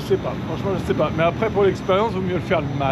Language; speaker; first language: French; native; French